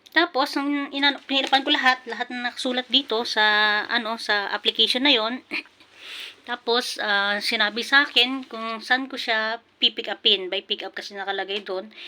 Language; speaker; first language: Filipino; non-native, local second language; Pampanga